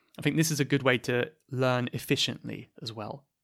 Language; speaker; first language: English; native; English